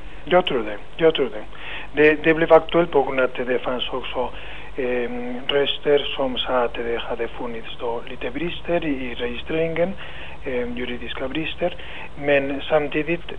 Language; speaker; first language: Swedish; non-native, fluent; Spanish